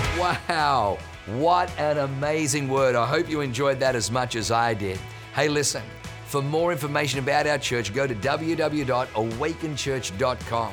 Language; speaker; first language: English; native; English